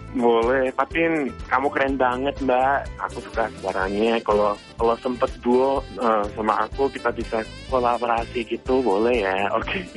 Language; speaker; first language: Indonesian; non-native, fluent; English